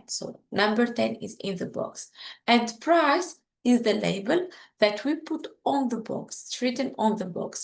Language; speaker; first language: English; non-native, fluent; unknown